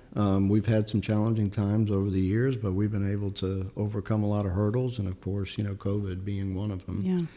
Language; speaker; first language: English; early bilingual, other home language; Italian